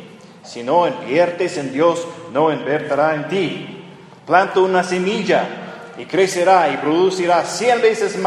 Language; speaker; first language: Spanish; non-native, fluent; English